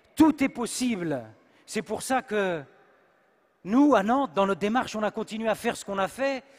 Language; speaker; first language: French; native; French